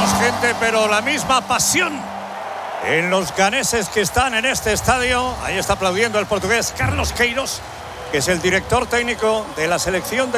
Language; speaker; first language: Spanish; native; Spanish